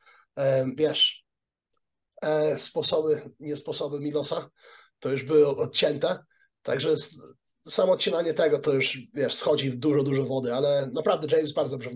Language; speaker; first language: Polish; early bilingual, heritage; Polish